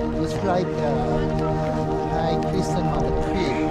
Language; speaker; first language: English; non-native, learner; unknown